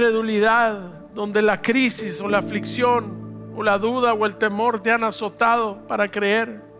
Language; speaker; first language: Spanish; native; Spanish